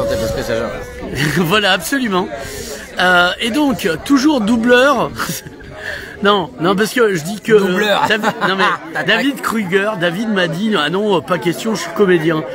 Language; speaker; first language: French; native; French